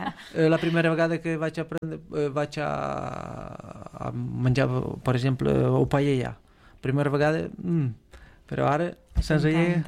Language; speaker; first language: Catalan; non-native, fluent; Romanian